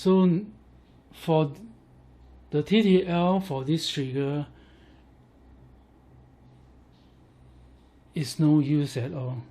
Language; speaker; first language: English; non-native, learner; Chinese